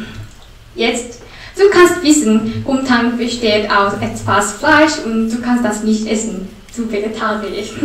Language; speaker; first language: German; non-native, learner; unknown